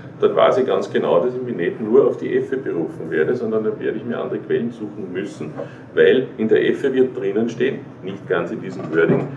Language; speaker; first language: German; native; German